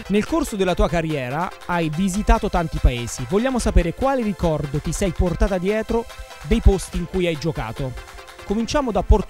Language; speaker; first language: Italian; native; Italian